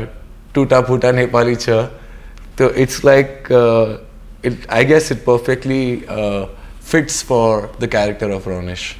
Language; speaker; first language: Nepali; non-native, learner; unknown